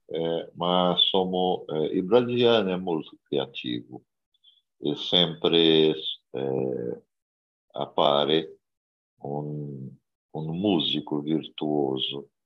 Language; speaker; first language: Italian; non-native, learner; Portuguese